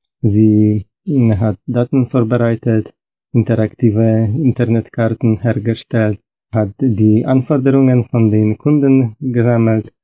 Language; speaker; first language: German; non-native, fluent; Polish